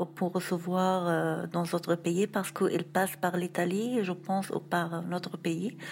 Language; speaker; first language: French; non-native, fluent; Arabic